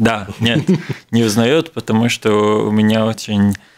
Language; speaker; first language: Russian; non-native, local second language; Latvian